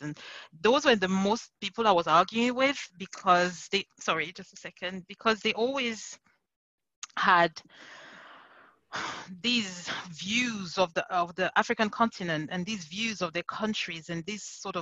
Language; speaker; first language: English; non-native, local second language; French